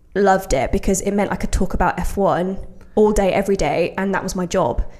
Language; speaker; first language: English; native; English